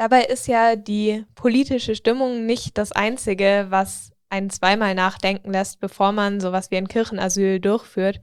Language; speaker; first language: German; native; German